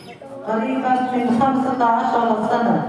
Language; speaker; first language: Arabic; non-native, learner; Urdu